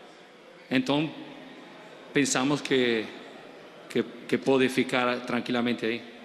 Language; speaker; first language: Portuguese; non-native, learner; Spanish